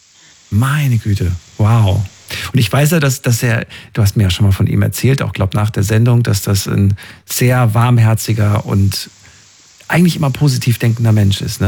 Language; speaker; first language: German; native; German